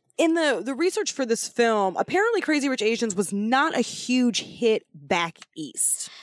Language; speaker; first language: English; native; English